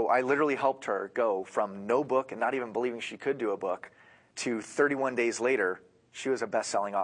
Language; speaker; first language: English; native; English